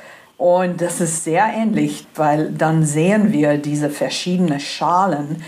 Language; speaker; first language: German; non-native, fluent; English